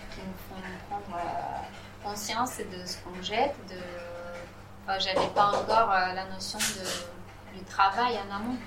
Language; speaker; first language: French; non-native, fluent; Romanian